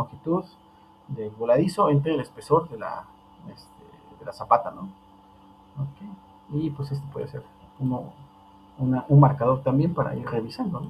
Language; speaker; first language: Spanish; native; Spanish